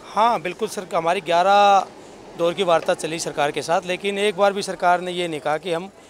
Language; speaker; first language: Hindi; native; Hindi